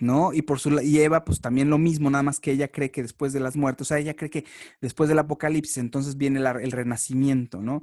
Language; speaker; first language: Spanish; native; Spanish